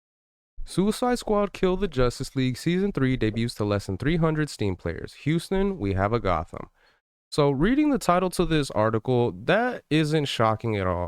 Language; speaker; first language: English; native; English